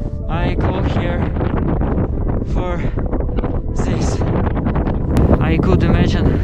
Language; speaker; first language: English; non-native, learner; Russian